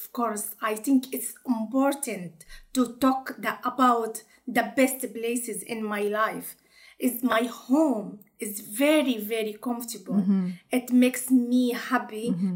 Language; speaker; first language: English; non-native, learner; Arabic